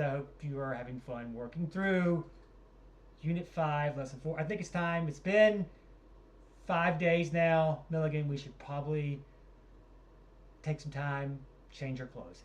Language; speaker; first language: English; native; English